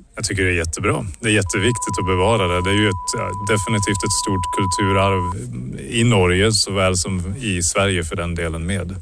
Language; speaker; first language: Swedish; native; Swedish